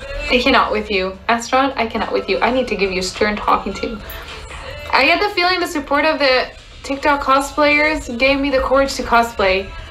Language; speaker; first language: English; non-native, fluent; Dutch